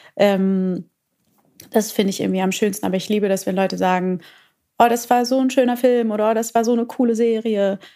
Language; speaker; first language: German; early bilingual, other home language; Portuguese